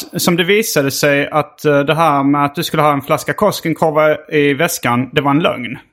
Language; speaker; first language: Swedish; native; Swedish